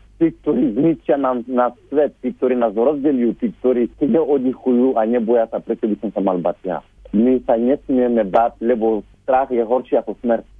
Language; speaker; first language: Slovak; non-native, fluent; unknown